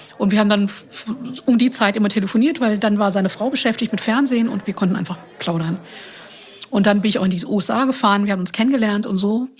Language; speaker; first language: German; non-native, fluent; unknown